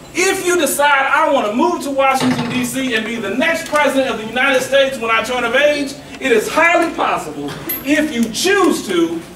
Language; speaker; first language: English; native; English